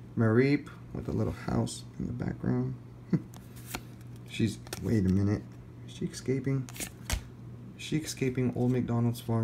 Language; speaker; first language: English; native; English